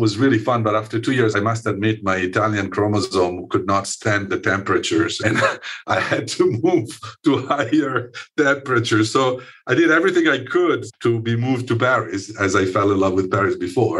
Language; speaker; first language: English; non-native, fluent; Italian